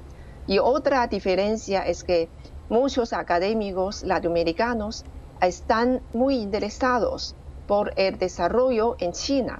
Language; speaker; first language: Spanish; non-native, fluent; Chinese